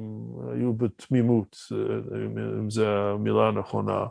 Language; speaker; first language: Hebrew; non-native, fluent; English